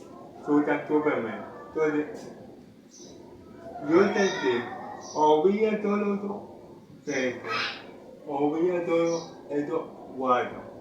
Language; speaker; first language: Spanish; non-native, learner; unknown